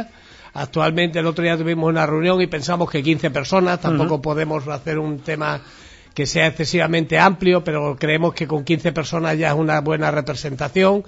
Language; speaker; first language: Spanish; native; Spanish